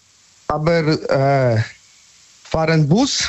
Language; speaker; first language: German; non-native, learner; Polish